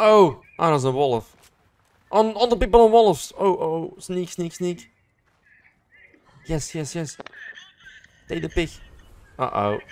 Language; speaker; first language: English; non-native, learner; Dutch